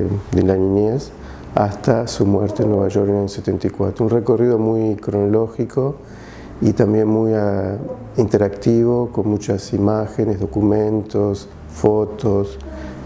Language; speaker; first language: Spanish; native; Spanish